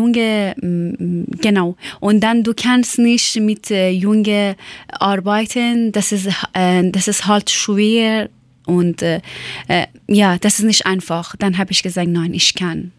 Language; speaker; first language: German; non-native, learner; Persian